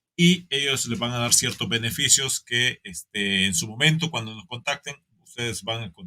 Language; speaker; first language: Spanish; native; Spanish